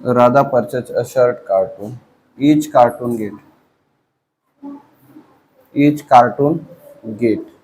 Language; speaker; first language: Hindi; non-native, local second language; Marathi